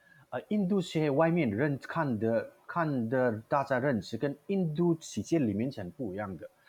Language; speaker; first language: Chinese; non-native, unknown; Manipuri